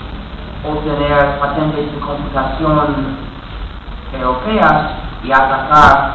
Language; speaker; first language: Spanish; non-native, fluent; English